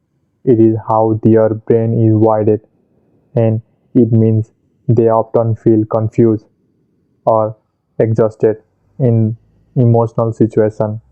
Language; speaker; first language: English; non-native, fluent; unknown